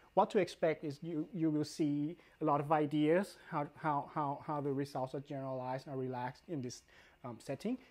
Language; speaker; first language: English; non-native, fluent; Thai